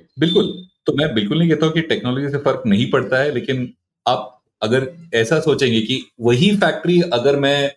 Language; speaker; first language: Hindi; non-native, local second language; Marathi